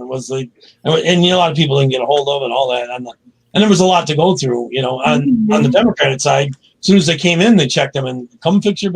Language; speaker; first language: English; native; English